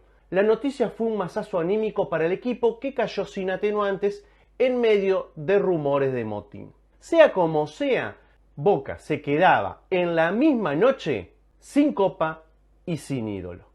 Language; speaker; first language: Spanish; native; Spanish